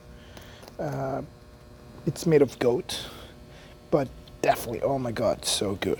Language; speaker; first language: English; non-native, fluent; Spanish